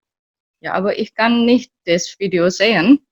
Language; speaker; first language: German; non-native, learner; Indonesian